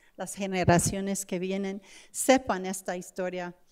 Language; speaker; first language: Spanish; non-native, fluent; English